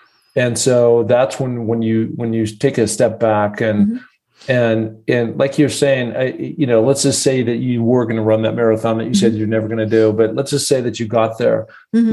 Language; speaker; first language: English; native; English